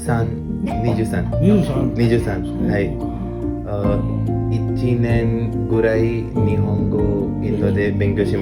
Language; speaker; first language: Japanese; non-native, learner; Hindi